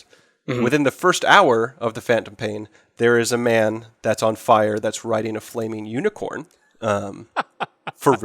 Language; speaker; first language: English; native; English